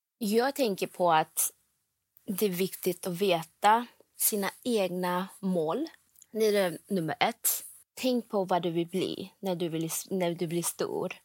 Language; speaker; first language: Swedish; non-native, fluent; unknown